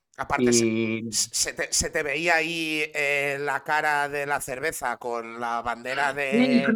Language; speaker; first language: Spanish; native; Spanish